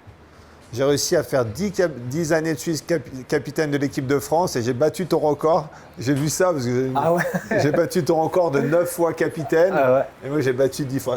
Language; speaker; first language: French; native; French